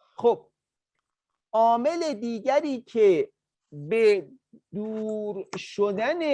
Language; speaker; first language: Persian; native; Persian